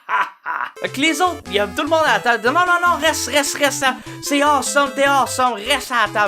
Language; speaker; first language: French; native; French